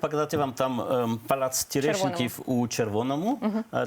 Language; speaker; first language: Ukrainian; non-native, learner; French